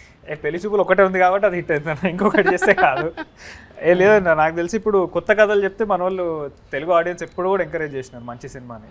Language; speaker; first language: Telugu; native; Telugu